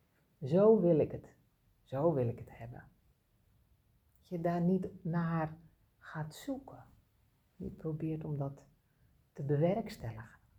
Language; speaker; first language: Dutch; native; Dutch